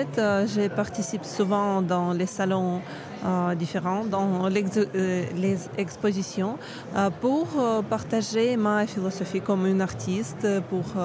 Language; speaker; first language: French; non-native, learner; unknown